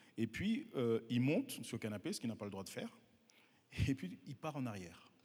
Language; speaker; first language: French; non-native, local second language; Kinyarwanda